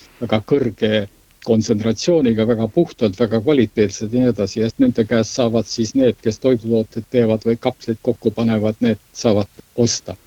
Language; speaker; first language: Estonian; native; Estonian